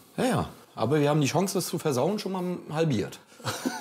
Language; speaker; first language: German; native; German